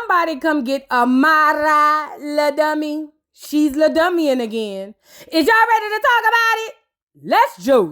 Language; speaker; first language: English; native; English